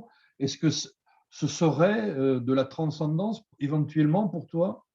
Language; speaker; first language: French; native; French